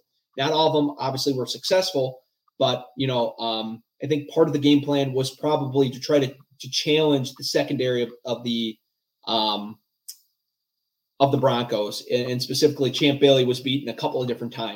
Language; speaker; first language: English; native; English